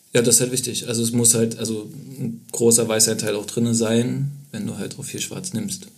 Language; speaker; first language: German; native; German